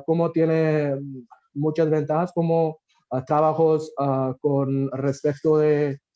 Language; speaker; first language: Spanish; non-native, fluent; Bangla